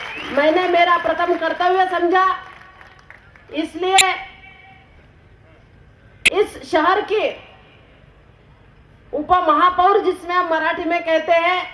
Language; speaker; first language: Hindi; non-native, local second language; Marathi